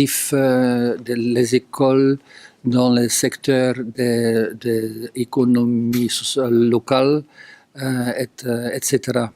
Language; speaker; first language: French; non-native, local second language; Dutch